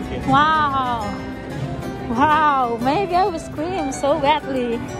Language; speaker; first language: English; non-native, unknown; Indonesian